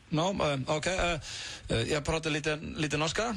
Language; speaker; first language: Swedish; non-native, learner; Icelandic